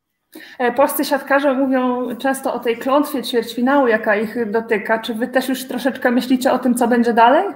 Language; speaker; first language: Polish; native; Polish